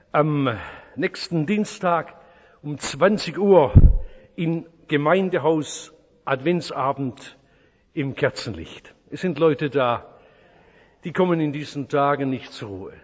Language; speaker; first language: German; native; German